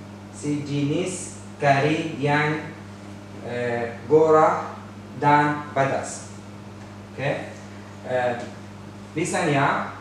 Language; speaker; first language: Indonesian; non-native, learner; Arabic